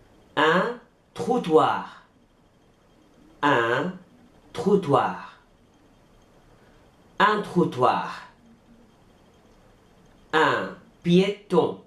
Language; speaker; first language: French; non-native, fluent; Arabic